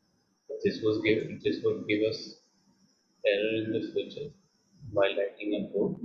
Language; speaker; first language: English; non-native, fluent; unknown